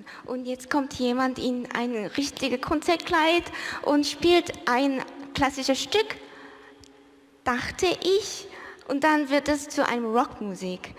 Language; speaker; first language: German; early bilingual, other home language; Korean